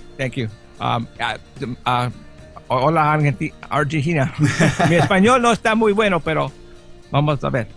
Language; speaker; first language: Spanish; early bilingual, heritage; Spanish